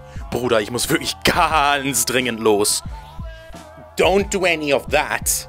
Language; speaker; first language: German; native; German